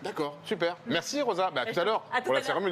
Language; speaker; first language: French; native; French